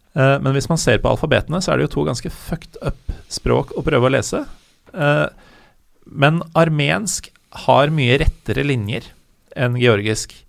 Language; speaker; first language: Norwegian; native; Norwegian